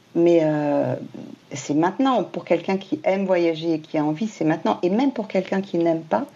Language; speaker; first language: French; native; French